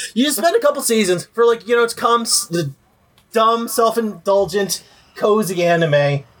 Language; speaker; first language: English; early bilingual, heritage; Spanish